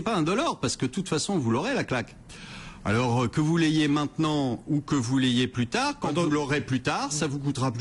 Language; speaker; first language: French; native; French